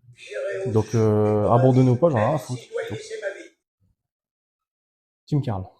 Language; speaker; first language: French; native; French